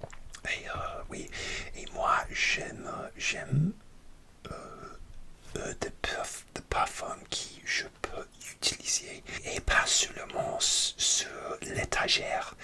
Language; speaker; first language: French; non-native, learner; English